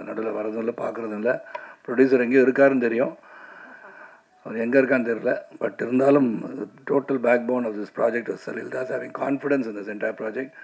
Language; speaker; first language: Tamil; native; Tamil